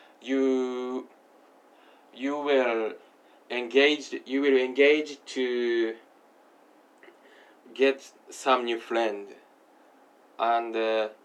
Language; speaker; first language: English; non-native, learner; Japanese